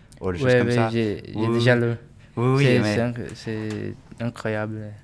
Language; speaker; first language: French; non-native, learner; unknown